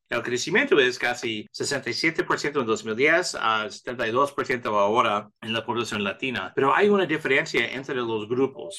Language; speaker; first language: Spanish; early bilingual, heritage; English